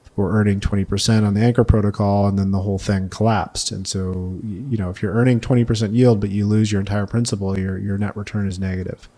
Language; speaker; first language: English; native; English